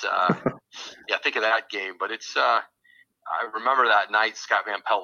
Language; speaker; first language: English; native; English